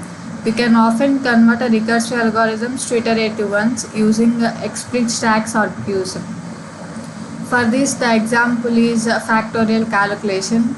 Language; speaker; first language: English; non-native, local second language; Telugu